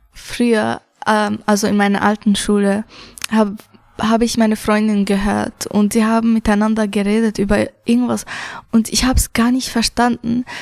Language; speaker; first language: German; early bilingual, other home language; Arabic